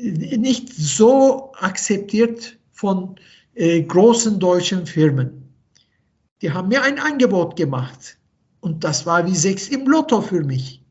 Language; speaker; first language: German; non-native, fluent; Turkish